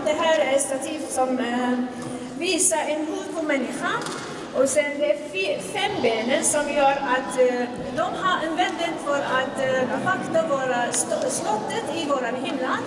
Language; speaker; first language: Swedish; non-native, fluent; Assyrian Neo-Aramaic